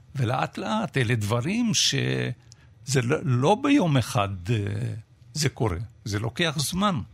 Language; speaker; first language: Hebrew; non-native, fluent; Romanian